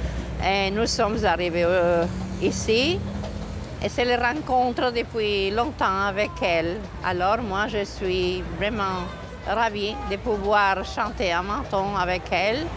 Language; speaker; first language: French; non-native, fluent; Spanish